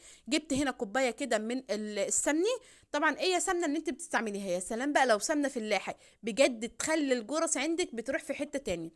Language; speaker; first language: Arabic; native; Arabic